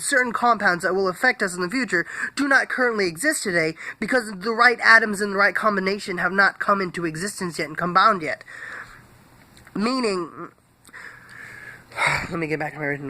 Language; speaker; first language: English; native; English